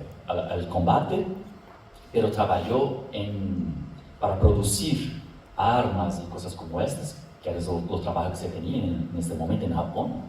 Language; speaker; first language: Spanish; non-native, fluent; Portuguese